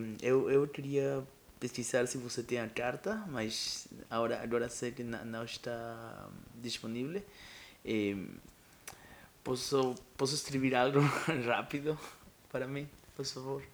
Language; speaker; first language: Portuguese; non-native, learner; Spanish